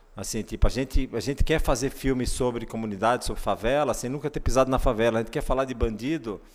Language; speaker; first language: Portuguese; native; Portuguese